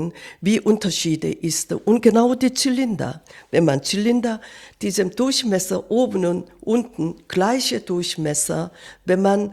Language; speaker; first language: German; non-native, fluent; Korean